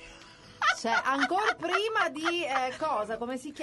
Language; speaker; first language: Italian; native; Italian